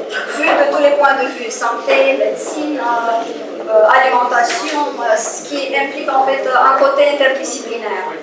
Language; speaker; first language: French; non-native, fluent; Romanian